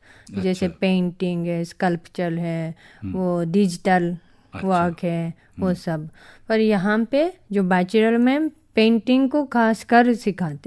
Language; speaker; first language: Hindi; non-native, fluent; Japanese